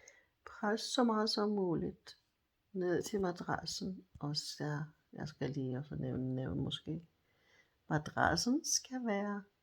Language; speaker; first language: Danish; non-native, fluent; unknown